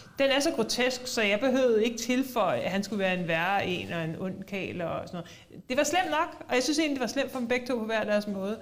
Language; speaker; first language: Danish; native; Danish